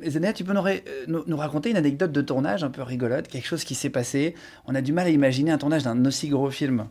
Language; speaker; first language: French; native; French